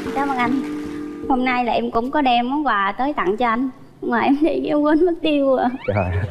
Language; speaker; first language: Vietnamese; native; Vietnamese